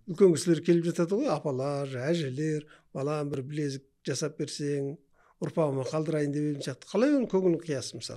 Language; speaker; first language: Kazakh; native; Kazakh